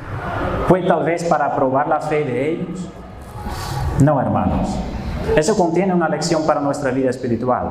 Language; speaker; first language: Spanish; non-native, fluent; Dutch